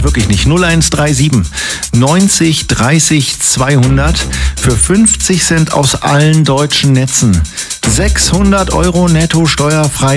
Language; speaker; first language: German; native; German